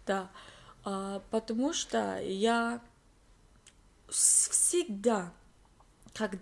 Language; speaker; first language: Russian; non-native, learner; English